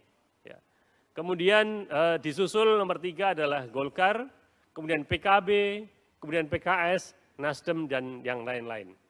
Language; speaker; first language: Indonesian; native; Indonesian